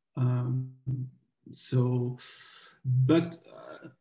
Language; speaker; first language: English; non-native, fluent; French